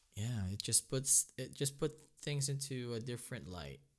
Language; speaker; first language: English; non-native, local second language; Filipino